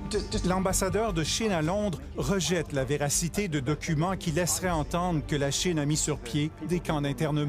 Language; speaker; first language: French; native; French